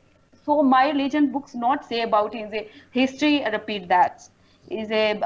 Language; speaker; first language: English; non-native, learner; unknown